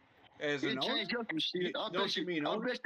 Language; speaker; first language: English; native; English